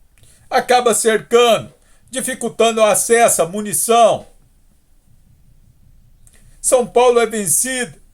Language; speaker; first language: Portuguese; native; Portuguese